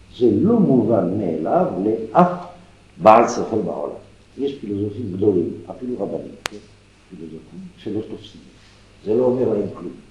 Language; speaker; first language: Hebrew; non-native, fluent; French